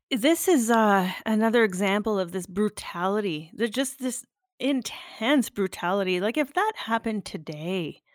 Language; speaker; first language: English; native; English